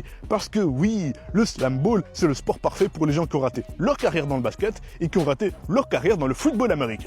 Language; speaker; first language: French; native; French